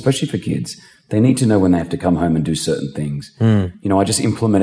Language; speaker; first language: English; native; English